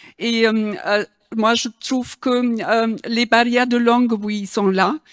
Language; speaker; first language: French; non-native, fluent; German